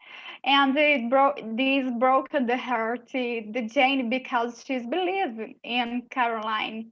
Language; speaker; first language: English; non-native, learner; Portuguese